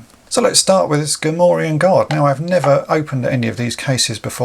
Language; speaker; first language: English; native; English